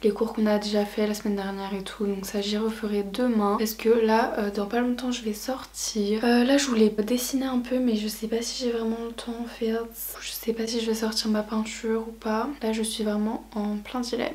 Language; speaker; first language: French; native; French